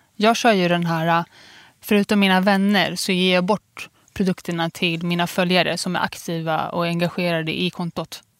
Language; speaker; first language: Swedish; early bilingual, other home language; Kurdish